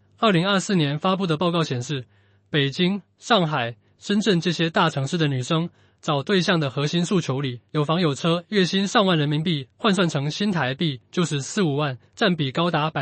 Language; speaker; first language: Chinese; native; Chinese